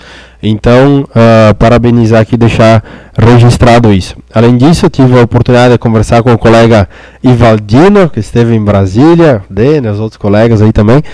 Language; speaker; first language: Portuguese; native; Portuguese